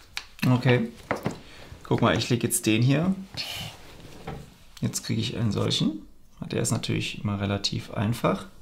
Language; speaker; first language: German; native; German